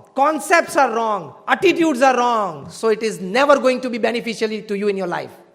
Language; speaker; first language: English; non-native, local second language; Gujarati